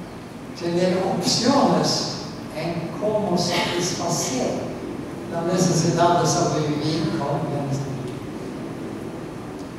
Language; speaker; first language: Spanish; non-native, fluent; Norwegian